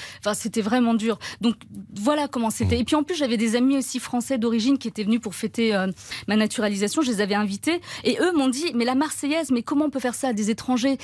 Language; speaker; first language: French; early bilingual, other home language; Turkish